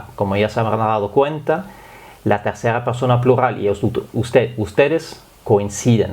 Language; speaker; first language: Spanish; non-native, fluent; German